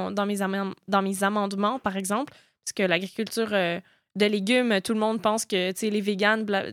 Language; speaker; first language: French; native; French